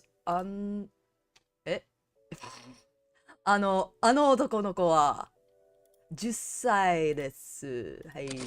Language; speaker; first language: Japanese; non-native, learner; English